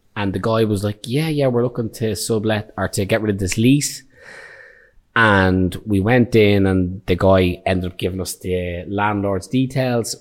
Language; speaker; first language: English; native; English